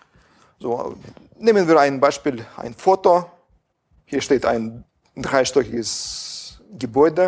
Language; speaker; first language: German; non-native, fluent; Russian